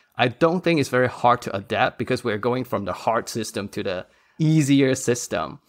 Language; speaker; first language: English; non-native, local second language; Cantonese